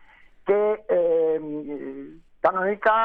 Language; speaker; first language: Greek; non-native, learner; Italian